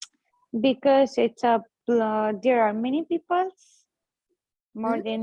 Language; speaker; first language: English; non-native, learner; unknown